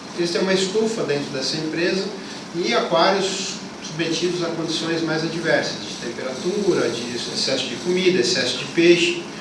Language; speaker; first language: Portuguese; native; Portuguese